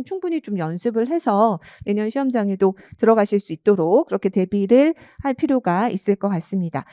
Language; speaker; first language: Korean; native; Korean